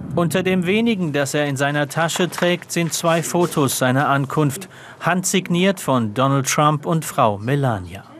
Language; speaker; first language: German; native; German